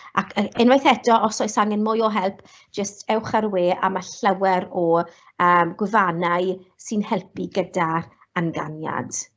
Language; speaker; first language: Welsh; non-native, local second language; English